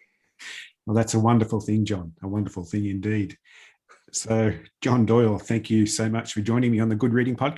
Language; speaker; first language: English; native; English